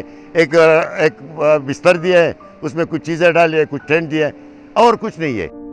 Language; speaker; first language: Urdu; non-native, local second language; Pashto